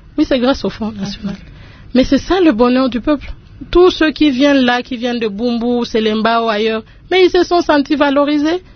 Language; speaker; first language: French; non-native, local second language; Lingala